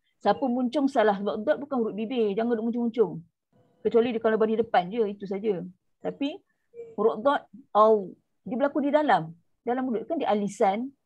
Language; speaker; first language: Malay; native; Malay